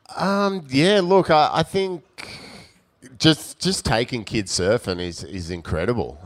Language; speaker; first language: English; native; English